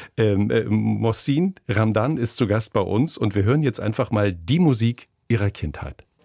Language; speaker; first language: German; native; German